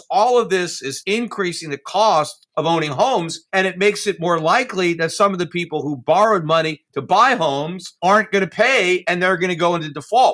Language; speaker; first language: English; native; English